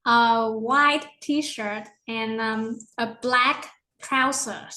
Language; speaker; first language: English; non-native, learner; Vietnamese